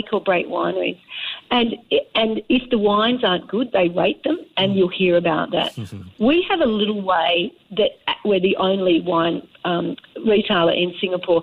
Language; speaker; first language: English; native; English